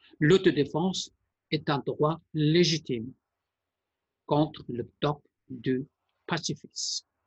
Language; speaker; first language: French; non-native, fluent; Persian